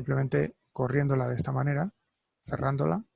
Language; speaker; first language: Spanish; native; Spanish